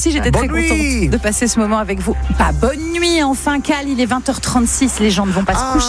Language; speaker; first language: French; native; French